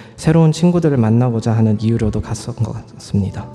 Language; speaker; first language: Korean; early bilingual, other home language; English